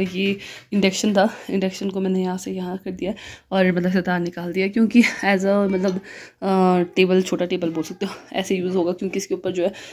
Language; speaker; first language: Hindi; non-native, local second language; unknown